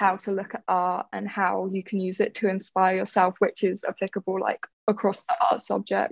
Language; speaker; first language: English; native; English